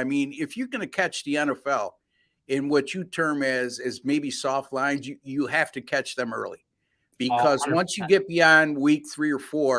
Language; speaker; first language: English; native; English